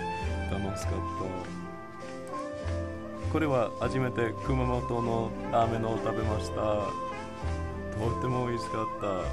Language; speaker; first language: Japanese; non-native, learner; English